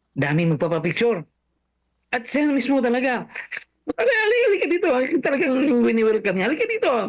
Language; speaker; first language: Filipino; non-native, local second language; Cebuano